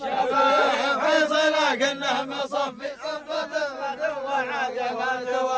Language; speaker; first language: Arabic; native; Arabic